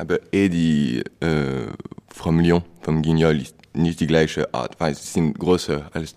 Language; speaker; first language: German; non-native, learner; French